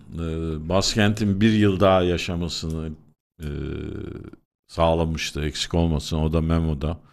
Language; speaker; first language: Turkish; native; Turkish